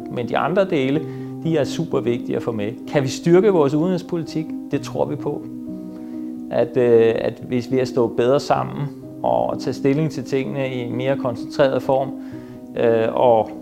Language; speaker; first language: Danish; native; Danish